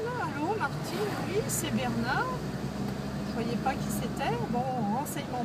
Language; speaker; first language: French; native; French